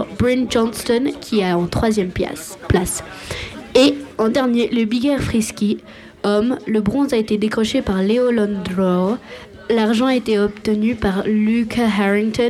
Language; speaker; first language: French; native; French